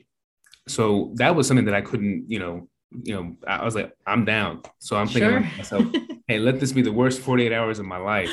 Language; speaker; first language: English; native; English